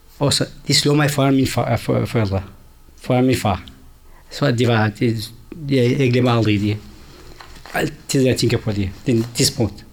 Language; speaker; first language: Danish; non-native, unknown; Kurdish